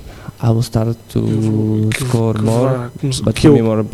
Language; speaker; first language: English; non-native, learner; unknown